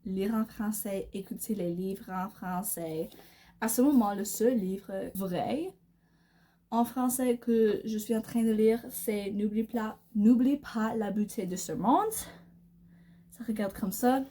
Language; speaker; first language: French; non-native, learner; English